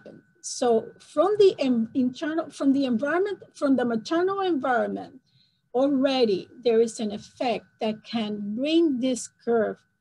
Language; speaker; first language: English; non-native, fluent; Spanish